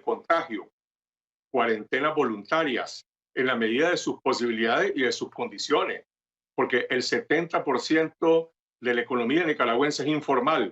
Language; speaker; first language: Spanish; native; Spanish